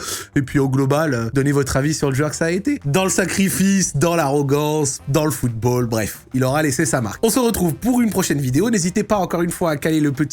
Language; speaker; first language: French; native; French